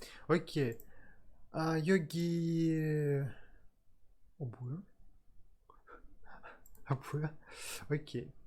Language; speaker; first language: Korean; non-native, learner; Russian